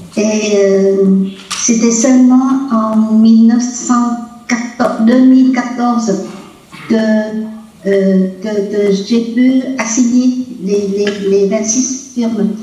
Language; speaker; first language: French; non-native, local second language; Vietnamese